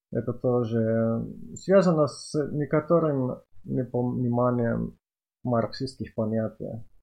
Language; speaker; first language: Russian; non-native, fluent; Finnish